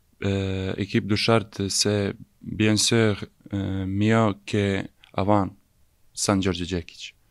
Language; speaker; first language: French; non-native, learner; Serbian